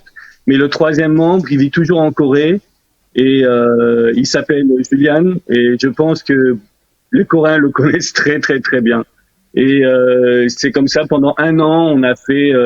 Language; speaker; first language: French; early bilingual, other home language; Korean